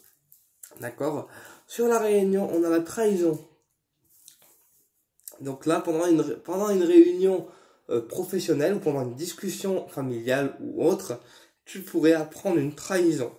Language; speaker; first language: French; native; French